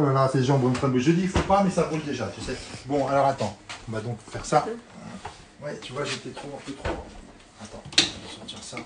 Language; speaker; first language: French; native; French